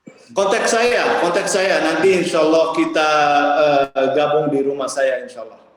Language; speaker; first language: Indonesian; early bilingual, heritage; English